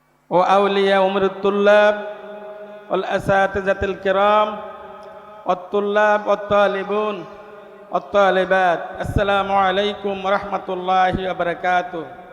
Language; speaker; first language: Arabic; non-native, fluent; Bangla